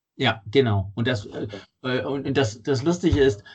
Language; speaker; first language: German; non-native, fluent; Danish